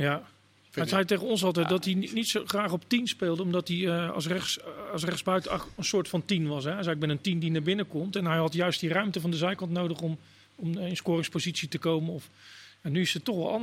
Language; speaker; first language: Dutch; native; Dutch